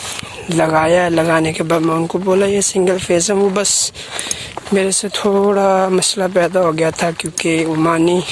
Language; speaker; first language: Hindi; non-native, local second language; Punjabi